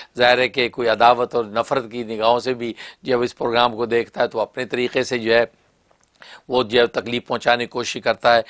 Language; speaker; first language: Urdu; native; Urdu